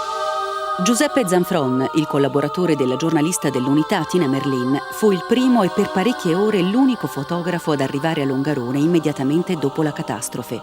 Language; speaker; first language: Italian; native; Italian